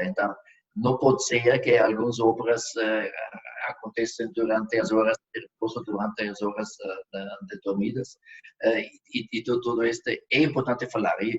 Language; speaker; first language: Portuguese; non-native, fluent; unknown